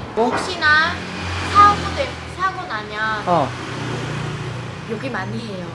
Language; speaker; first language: Korean; non-native, learner; Vietnamese